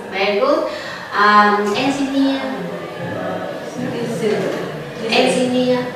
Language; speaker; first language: English; non-native, learner; Vietnamese